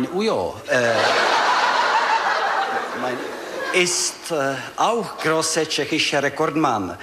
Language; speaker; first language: German; non-native, learner; Czech